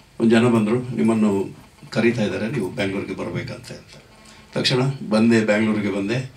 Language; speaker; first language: Kannada; non-native, local second language; Tulu